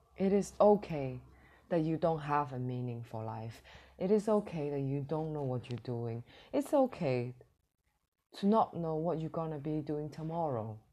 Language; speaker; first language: English; non-native, fluent; Cantonese